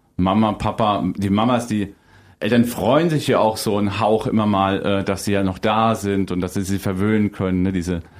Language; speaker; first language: German; native; German